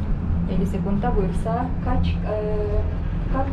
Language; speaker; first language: Turkish; non-native, learner; Kyrgyz